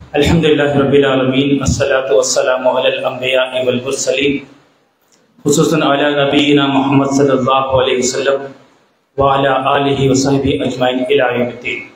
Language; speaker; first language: Urdu; native; Urdu